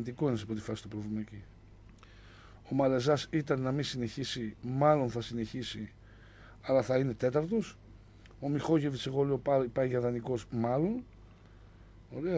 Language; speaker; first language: Greek; native; Greek